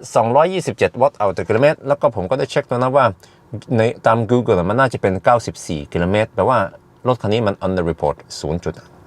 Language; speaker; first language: Thai; early bilingual, heritage; Thai